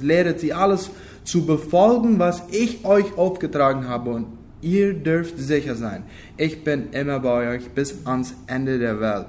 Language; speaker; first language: German; non-native, local second language; Low German